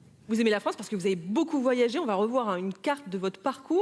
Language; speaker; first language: French; native; French